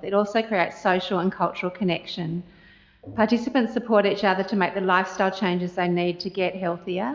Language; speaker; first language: English; native; English